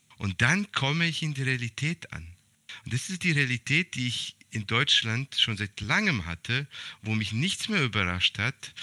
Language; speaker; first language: German; early bilingual, other home language; Serbian